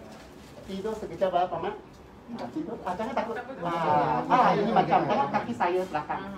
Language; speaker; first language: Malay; non-native, local second language; Cantonese